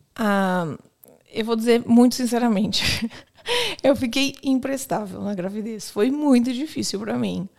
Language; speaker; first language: Portuguese; native; Portuguese